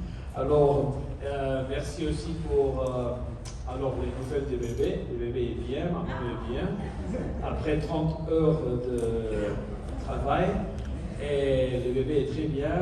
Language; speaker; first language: French; non-native, learner; Spanish